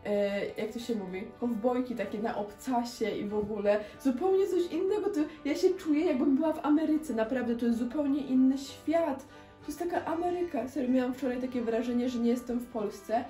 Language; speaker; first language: Polish; native; Polish